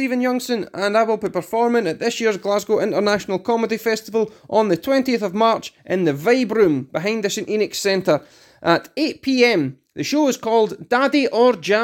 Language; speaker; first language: English; native; English